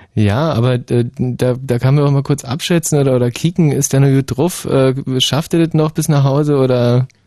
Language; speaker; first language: German; native; German